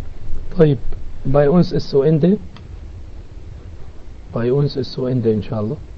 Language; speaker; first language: German; non-native, fluent; Arabic